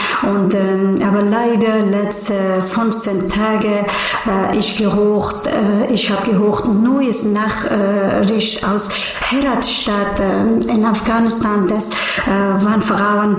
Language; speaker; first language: German; non-native, learner; Persian